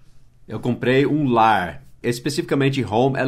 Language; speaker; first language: Portuguese; non-native, fluent; English